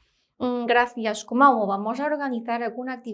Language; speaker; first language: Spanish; non-native, fluent; Korean